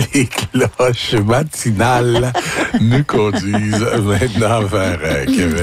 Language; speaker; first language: French; native; French